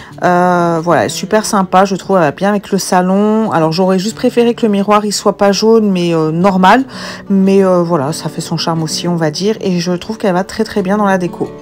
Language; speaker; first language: French; native; French